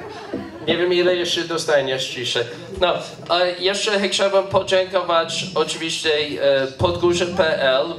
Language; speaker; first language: Polish; non-native, learner; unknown